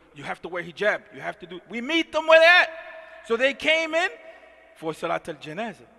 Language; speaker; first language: English; native; English